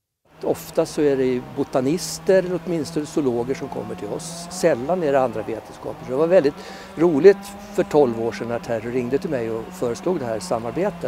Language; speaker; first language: Swedish; native; Swedish